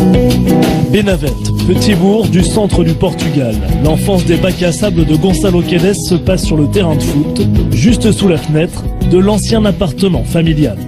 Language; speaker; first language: French; native; French